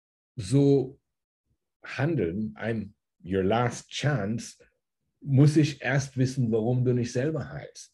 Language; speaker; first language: German; early bilingual, heritage; German